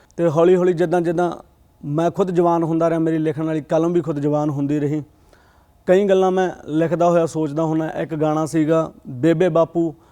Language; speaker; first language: Punjabi; native; Punjabi